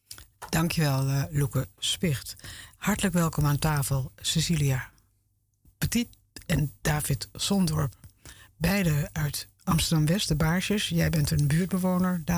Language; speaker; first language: Dutch; native; Dutch